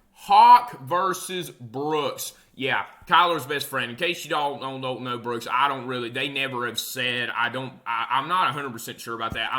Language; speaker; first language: English; native; English